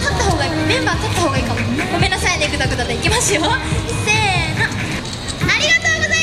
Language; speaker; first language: Japanese; native; Japanese